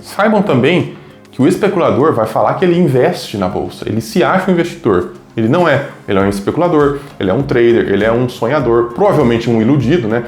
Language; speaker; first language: Portuguese; native; Portuguese